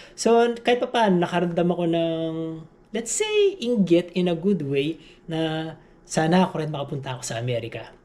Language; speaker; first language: Filipino; native; Filipino